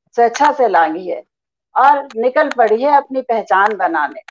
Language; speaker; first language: Hindi; native; Hindi